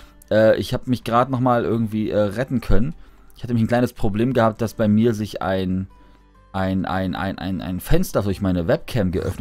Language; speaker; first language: German; native; German